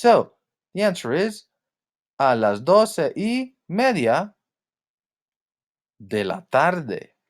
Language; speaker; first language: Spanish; non-native, fluent; English